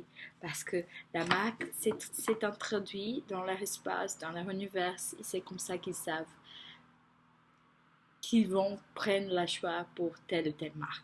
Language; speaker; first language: French; non-native, fluent; Portuguese